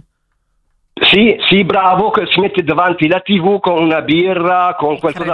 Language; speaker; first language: Italian; non-native, fluent; Arabic